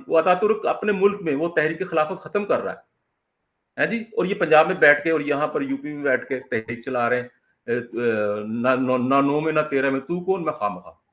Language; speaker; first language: Urdu; non-native, local second language; Punjabi